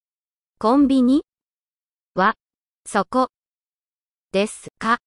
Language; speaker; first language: Japanese; non-native, learner; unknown